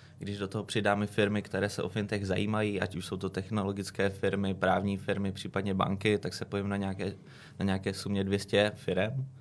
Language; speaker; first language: Czech; native; Czech